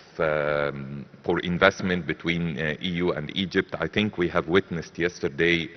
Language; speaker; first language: English; non-native, fluent; Arabic